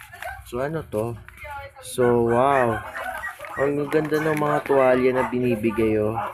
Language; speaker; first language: Filipino; native; Filipino